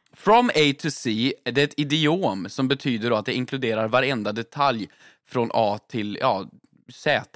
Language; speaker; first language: Swedish; native; Swedish